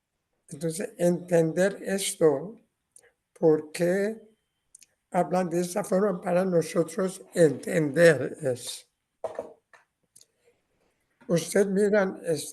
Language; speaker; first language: Spanish; non-native, learner; Persian